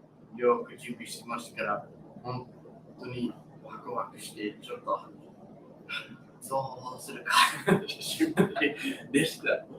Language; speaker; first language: Japanese; non-native, learner; English